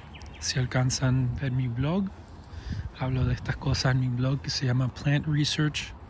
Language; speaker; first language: Spanish; early bilingual, heritage; English